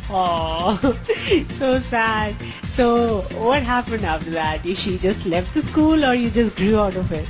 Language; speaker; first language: English; non-native, local second language; Hindi